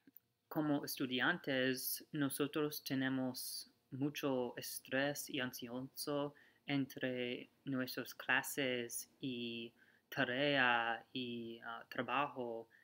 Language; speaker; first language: Spanish; non-native, learner; English